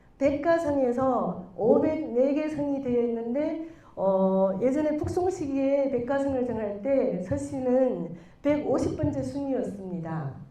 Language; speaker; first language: Korean; non-native, fluent; Chinese